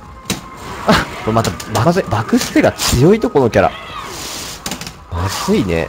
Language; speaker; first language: Japanese; native; Japanese